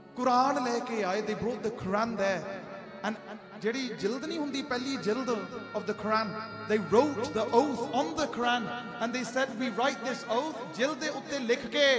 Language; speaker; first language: English; early bilingual, other home language; Punjabi